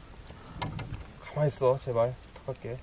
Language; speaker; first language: Korean; native; Korean